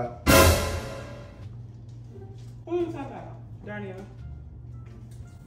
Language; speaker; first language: English; native; English